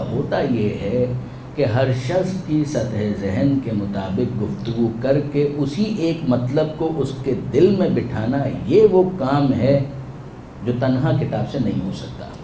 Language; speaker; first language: Urdu; non-native, local second language; Gujarati